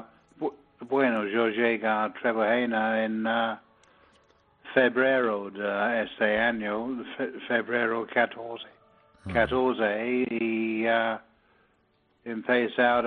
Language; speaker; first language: Spanish; non-native, learner; English